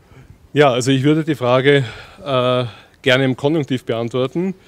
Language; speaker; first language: German; native; German